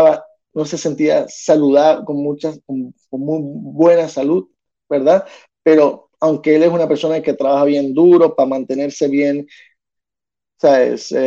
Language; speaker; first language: Spanish; early bilingual, heritage; Spanish